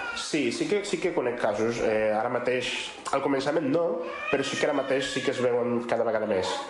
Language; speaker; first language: Catalan; non-native, fluent; Spanish